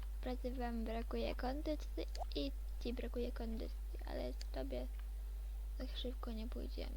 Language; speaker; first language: Polish; native; Polish